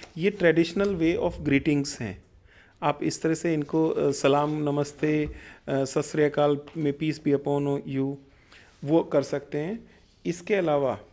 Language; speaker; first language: Hindi; non-native, local second language; Punjabi